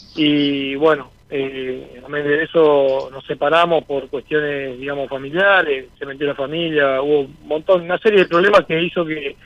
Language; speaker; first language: Spanish; native; Spanish